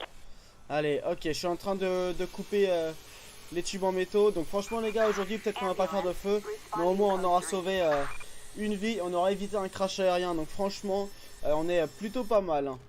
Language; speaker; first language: French; native; French